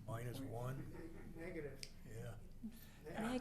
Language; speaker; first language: English; native; English